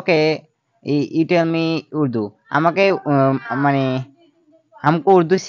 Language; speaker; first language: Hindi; non-native, learner; Bangla